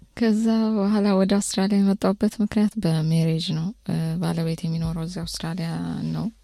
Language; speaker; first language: Amharic; native; Amharic